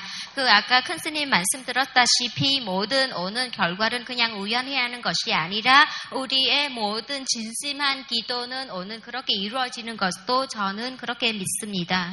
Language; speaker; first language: Korean; non-native, fluent; Vietnamese